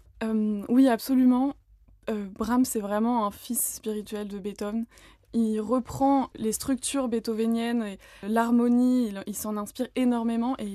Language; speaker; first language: French; native; French